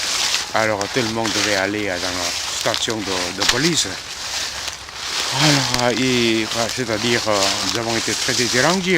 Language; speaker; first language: French; non-native, fluent; Korean